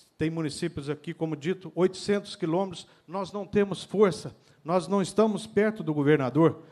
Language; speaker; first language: Portuguese; native; Portuguese